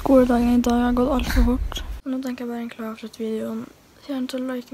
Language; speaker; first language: Norwegian; native; Norwegian